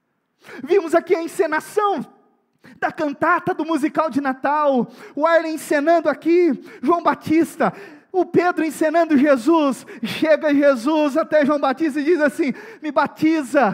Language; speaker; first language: Portuguese; native; Portuguese